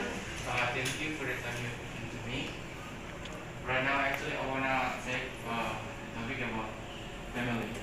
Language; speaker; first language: English; non-native, learner; Indonesian